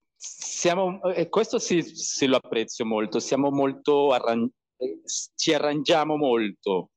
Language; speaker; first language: Italian; non-native, learner; Spanish